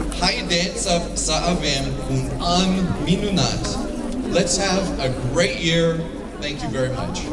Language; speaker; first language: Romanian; non-native, learner; English